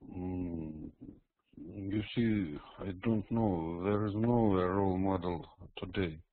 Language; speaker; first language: English; non-native, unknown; Russian